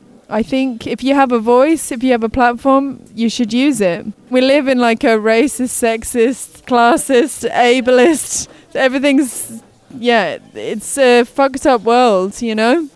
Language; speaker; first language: English; native; English